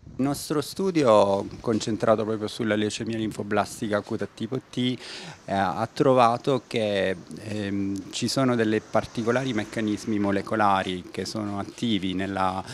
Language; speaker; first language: Italian; native; Italian